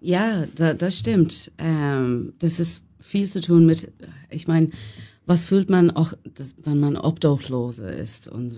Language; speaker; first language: German; non-native, learner; English